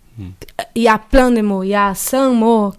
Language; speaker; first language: French; non-native, learner; Portuguese